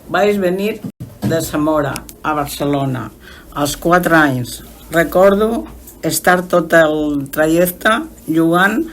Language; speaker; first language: Catalan; early bilingual, other home language; Spanish